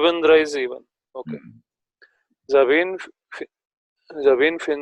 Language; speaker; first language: German; non-native, learner; Telugu